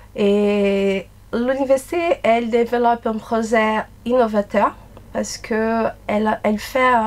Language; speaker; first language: French; non-native, fluent; Portuguese